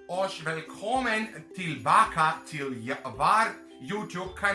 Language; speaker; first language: Swedish; non-native, learner; Macedonian